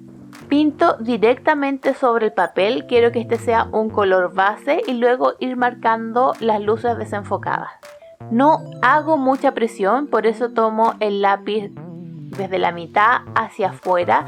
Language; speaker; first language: Spanish; native; Spanish